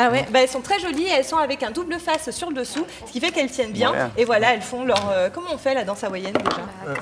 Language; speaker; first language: French; native; French